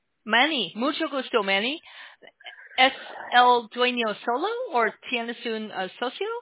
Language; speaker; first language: Spanish; non-native, learner; English